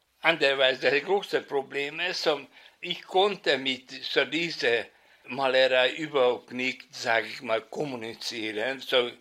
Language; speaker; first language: German; non-native, fluent; Hungarian